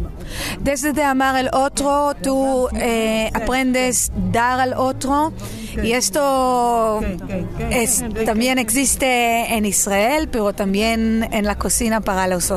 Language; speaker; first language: Spanish; non-native, fluent; Hebrew